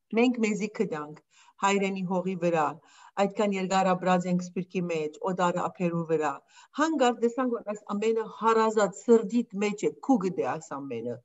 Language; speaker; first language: Armenian; early bilingual, heritage; Armenian